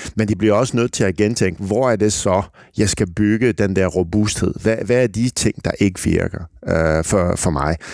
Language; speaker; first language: Danish; non-native, fluent; French